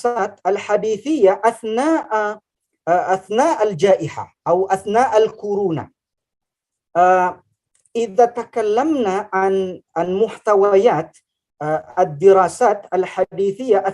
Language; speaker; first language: Arabic; non-native, fluent; Indonesian